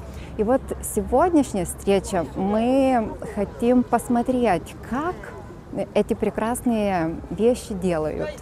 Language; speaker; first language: Russian; non-native, learner; Lithuanian